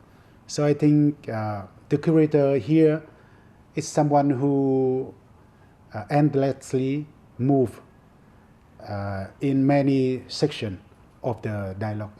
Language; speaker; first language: English; non-native, fluent; Vietnamese